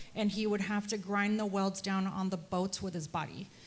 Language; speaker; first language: English; early bilingual, other home language; Spanish